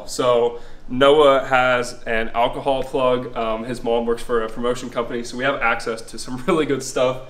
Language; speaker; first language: English; native; English